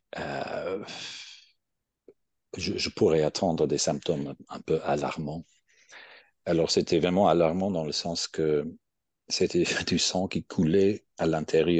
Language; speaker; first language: French; non-native, fluent; English